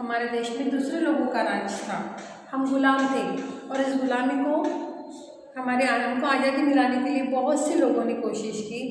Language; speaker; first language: Hindi; non-native, local second language; Marathi